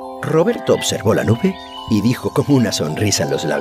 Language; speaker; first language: Spanish; native; Spanish